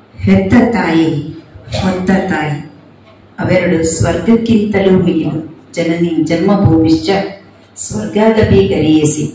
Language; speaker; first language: Kannada; non-native, local second language; Konkani